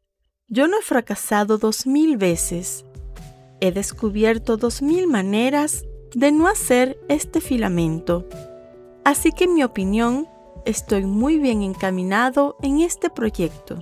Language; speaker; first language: Spanish; native; Spanish